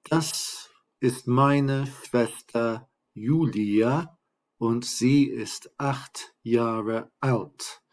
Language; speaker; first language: German; non-native, fluent; English